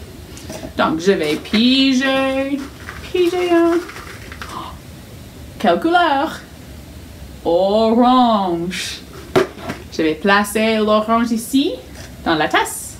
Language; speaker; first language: French; non-native, fluent; English